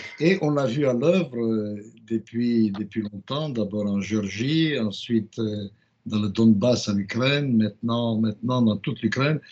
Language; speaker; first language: French; non-native, fluent; Romanian